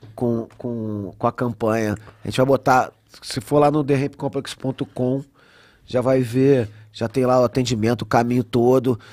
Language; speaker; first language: Portuguese; native; Portuguese